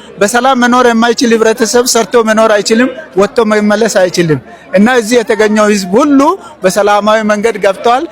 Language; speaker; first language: Amharic; non-native, local second language; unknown